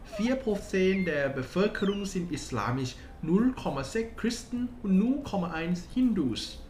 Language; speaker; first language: German; non-native, learner; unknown